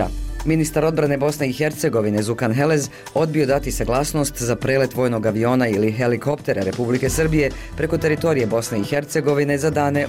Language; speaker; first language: Serbian; native; Serbian